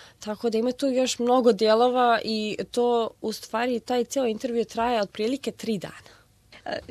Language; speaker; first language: Serbian; early bilingual, heritage; Serbian